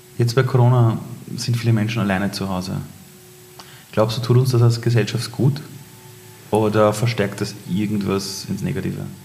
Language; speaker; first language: German; early bilingual, other home language; Persian